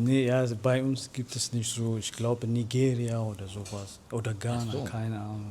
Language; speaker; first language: German; non-native, fluent; Amharic